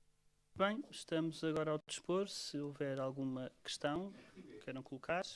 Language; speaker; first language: Portuguese; native; Portuguese